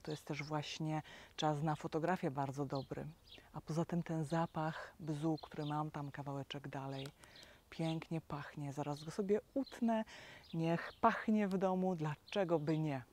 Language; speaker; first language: Polish; native; Polish